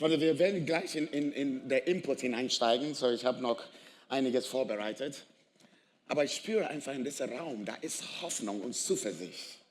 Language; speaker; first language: German; non-native, fluent; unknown